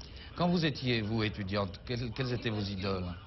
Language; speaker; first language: French; native; French